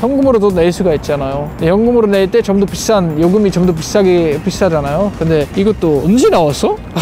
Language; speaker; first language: Korean; non-native, fluent; German